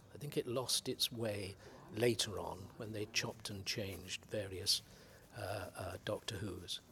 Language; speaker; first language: English; native; English